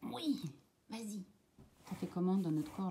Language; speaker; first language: French; native; French